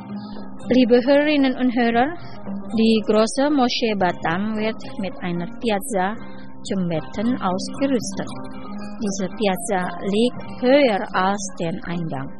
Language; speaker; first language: German; non-native, fluent; Indonesian